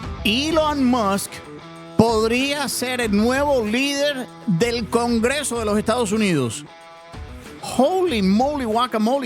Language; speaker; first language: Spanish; native; Spanish